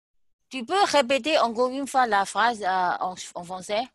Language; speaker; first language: French; non-native, learner; Chinese